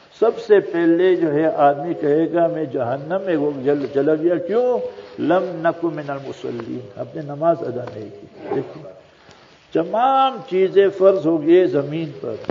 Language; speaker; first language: Urdu; non-native, fluent; Memoni